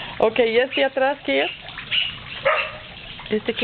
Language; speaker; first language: Spanish; non-native, fluent; English